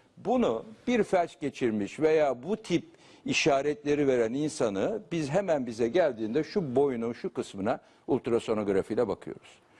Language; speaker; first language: Turkish; native; Turkish